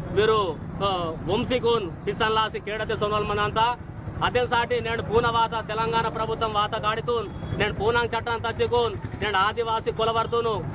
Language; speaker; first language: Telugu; non-native, local second language; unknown